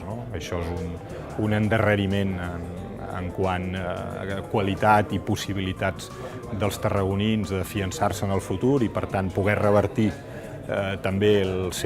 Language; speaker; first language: Catalan; native; Catalan